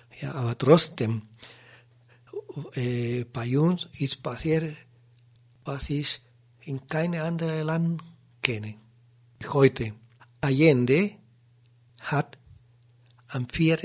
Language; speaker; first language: German; non-native, learner; Spanish